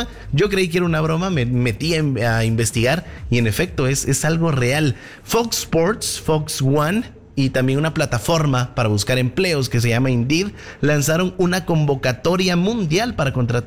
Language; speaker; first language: Spanish; native; Spanish